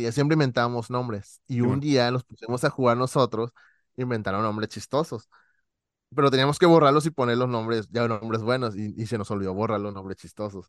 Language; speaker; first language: Spanish; native; Spanish